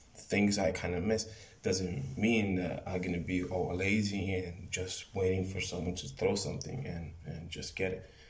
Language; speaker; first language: English; non-native, fluent; Spanish